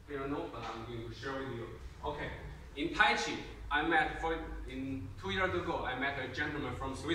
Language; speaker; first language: English; non-native, learner; Chinese